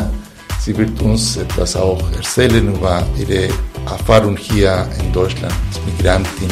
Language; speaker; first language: German; non-native, fluent; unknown